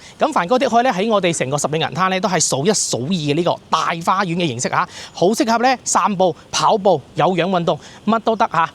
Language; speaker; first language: Cantonese; native; Cantonese